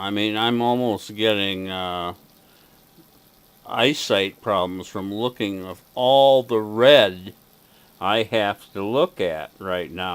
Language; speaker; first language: English; native; English